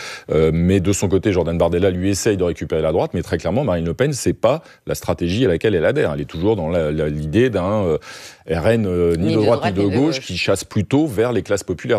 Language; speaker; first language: French; native; French